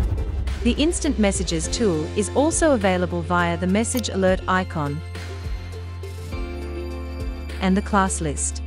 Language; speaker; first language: English; native; English